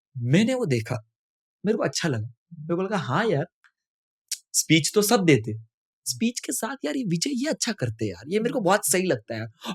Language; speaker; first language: Hindi; non-native, local second language; Tamil